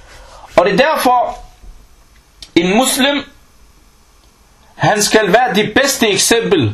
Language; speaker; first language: Danish; early bilingual, other home language; Arabic